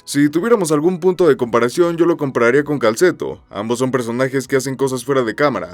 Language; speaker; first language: Spanish; native; Spanish